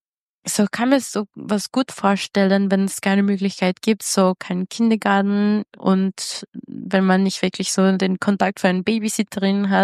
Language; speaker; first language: German; non-native, fluent; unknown